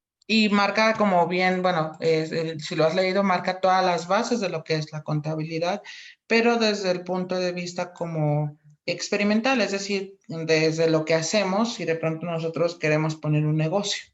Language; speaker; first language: Spanish; native; Spanish